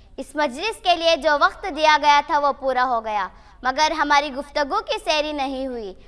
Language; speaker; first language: Urdu; native; Urdu